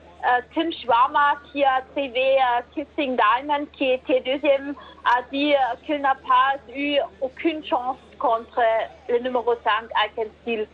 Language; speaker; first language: French; non-native, fluent; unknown